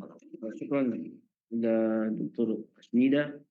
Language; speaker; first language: Arabic; non-native, learner; Malay